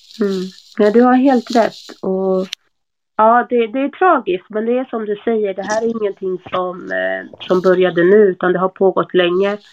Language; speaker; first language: Swedish; native; Swedish